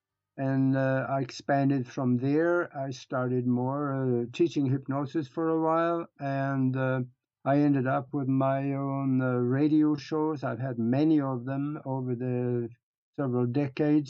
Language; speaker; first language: English; non-native, fluent; Norwegian